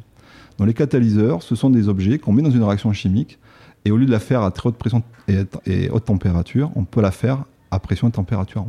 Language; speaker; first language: French; native; French